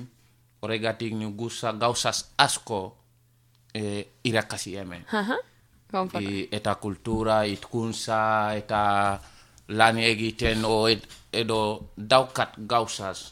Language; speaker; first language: Basque; non-native, learner; Wolof